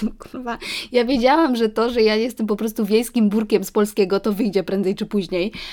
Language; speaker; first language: Polish; early bilingual, heritage; Polish